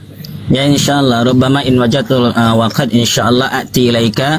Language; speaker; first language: Arabic; non-native, learner; Indonesian